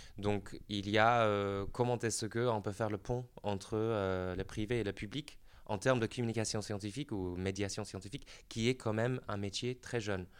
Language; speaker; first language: French; non-native, fluent; English